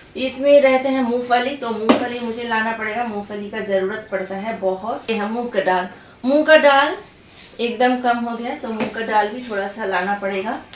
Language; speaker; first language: Hindi; non-native, local second language; Bangla